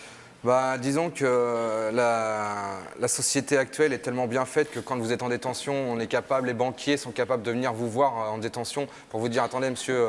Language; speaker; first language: French; native; French